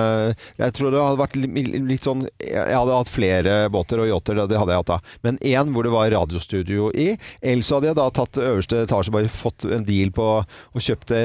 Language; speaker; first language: Norwegian; native; Norwegian